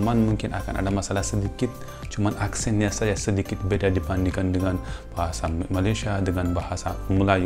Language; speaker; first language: Indonesian; non-native, fluent; Urdu